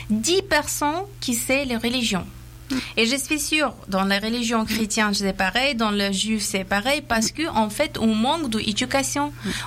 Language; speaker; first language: French; non-native, fluent; Persian